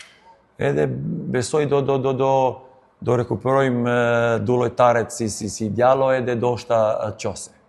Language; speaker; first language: Albanian; non-native, learner; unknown